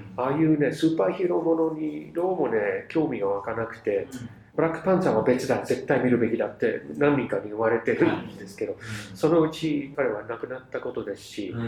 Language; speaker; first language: Japanese; non-native, fluent; English